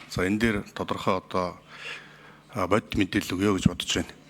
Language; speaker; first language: Mongolian; native; Mongolian